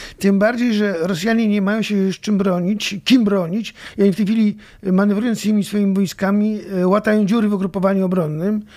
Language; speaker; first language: Polish; native; Polish